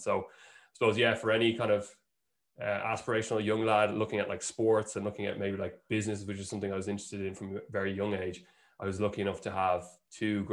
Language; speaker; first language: English; native; English